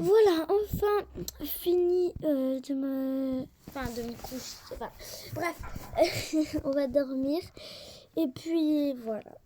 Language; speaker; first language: French; native; French